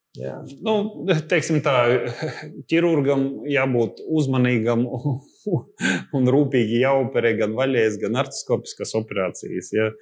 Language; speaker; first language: Latvian; non-native, local second language; Russian